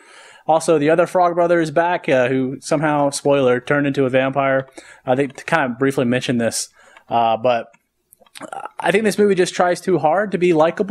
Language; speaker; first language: English; native; English